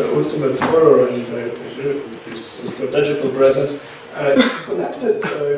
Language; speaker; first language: English; non-native, fluent; Russian